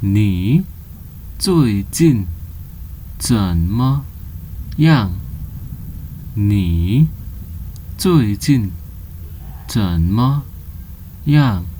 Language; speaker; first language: Chinese; non-native, fluent; Nepali